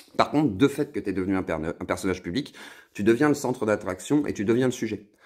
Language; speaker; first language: French; native; French